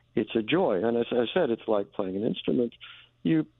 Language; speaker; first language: English; native; English